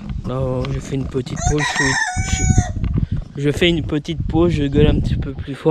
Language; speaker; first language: French; native; French